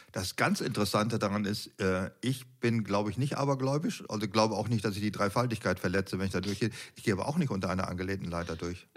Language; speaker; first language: German; native; German